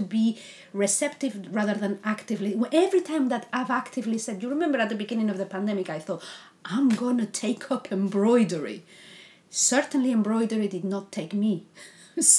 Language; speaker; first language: English; non-native, fluent; Spanish